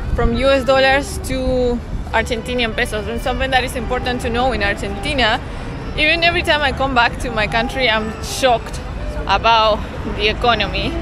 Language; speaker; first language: English; non-native, fluent; Spanish